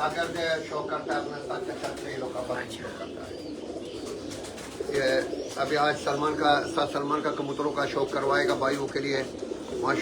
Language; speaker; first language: Hindi; non-native, learner; Arabic